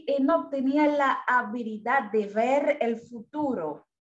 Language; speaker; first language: Spanish; non-native, fluent; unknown